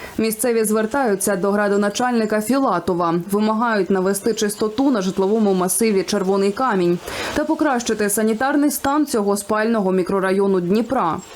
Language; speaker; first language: Ukrainian; native; Ukrainian